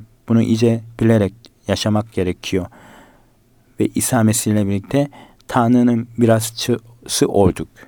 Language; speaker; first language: Turkish; non-native, fluent; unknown